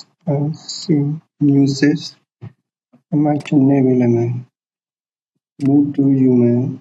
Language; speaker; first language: Burmese; native; Burmese